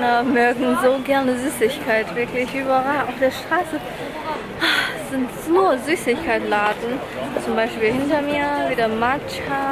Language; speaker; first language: German; non-native, fluent; Chinese